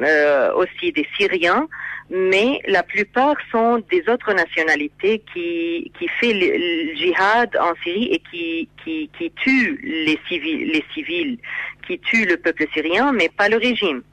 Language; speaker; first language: French; non-native, fluent; Arabic